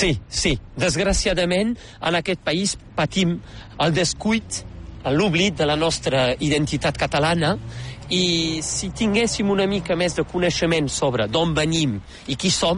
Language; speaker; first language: Catalan; native; Catalan